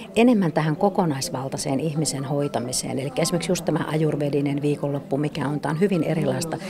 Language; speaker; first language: Finnish; native; Finnish